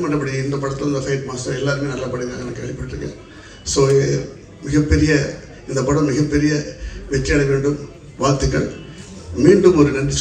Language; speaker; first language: Tamil; native; Tamil